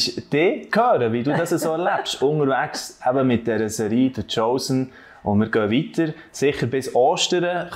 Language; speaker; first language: German; native; German